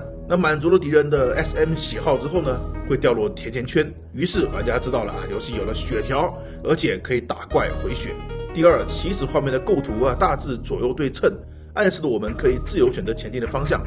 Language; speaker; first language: Chinese; native; Chinese